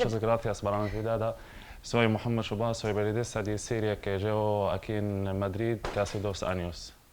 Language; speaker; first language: Spanish; non-native, learner; Arabic